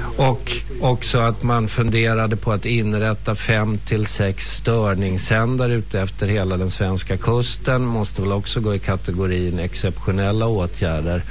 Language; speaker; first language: Swedish; native; Swedish